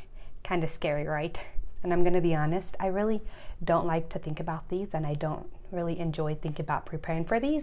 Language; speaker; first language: English; native; English